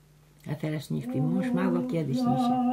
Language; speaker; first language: Polish; non-native, local second language; Ukrainian